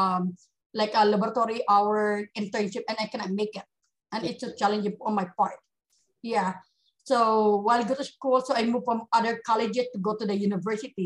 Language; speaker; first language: English; non-native, local second language; Hiligaynon